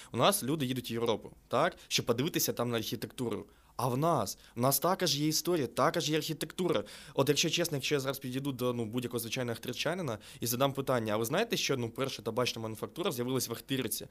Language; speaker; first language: Ukrainian; non-native, local second language; Russian